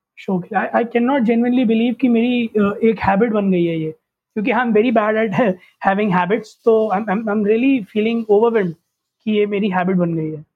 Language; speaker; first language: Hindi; native; Hindi